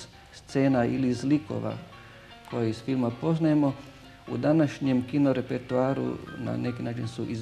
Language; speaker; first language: Croatian; native; Croatian